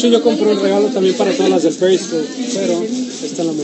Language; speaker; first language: Spanish; native; Spanish